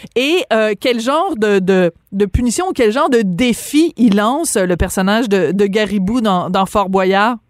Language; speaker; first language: French; native; French